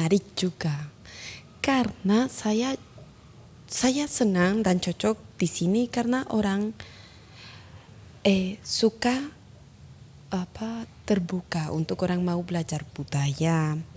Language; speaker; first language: Indonesian; non-native, learner; Spanish